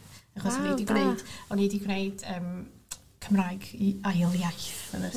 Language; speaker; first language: Welsh; non-native, local second language; English